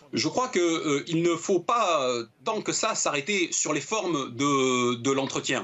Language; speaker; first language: French; native; French